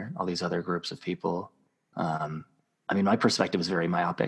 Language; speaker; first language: English; native; English